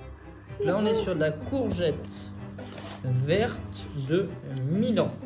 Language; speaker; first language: French; native; French